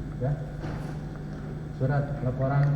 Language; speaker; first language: Indonesian; native; Indonesian